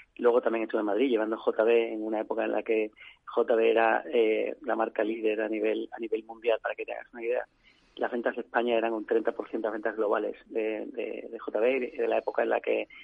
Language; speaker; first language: Spanish; native; Spanish